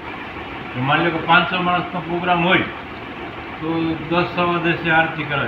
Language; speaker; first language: Gujarati; native; Gujarati